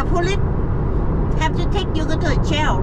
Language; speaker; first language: English; non-native, learner; Vietnamese